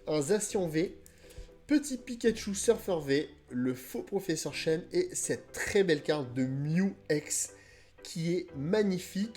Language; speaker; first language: French; native; French